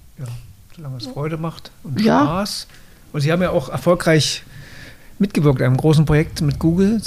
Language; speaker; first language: German; native; German